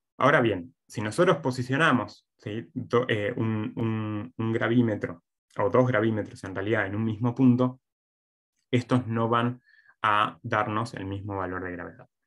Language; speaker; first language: Spanish; native; Spanish